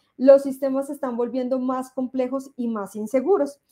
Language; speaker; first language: Spanish; native; Spanish